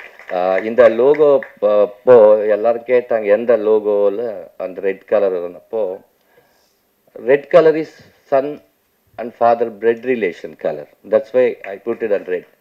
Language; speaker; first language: Tamil; non-native, local second language; Telugu